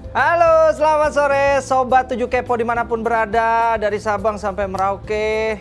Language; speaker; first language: Indonesian; native; Indonesian